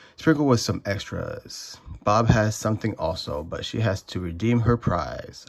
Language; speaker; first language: English; native; English